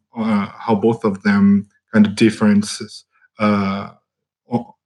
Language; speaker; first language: English; non-native, fluent; Portuguese